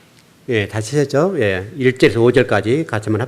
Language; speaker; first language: Korean; native; Korean